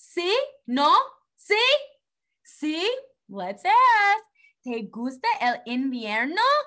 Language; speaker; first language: Spanish; non-native, fluent; English